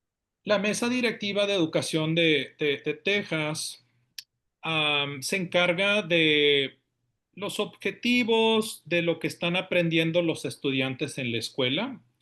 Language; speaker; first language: Spanish; early bilingual, heritage; Spanish